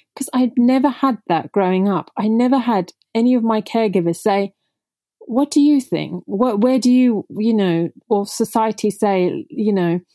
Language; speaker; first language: English; non-native, local second language; Punjabi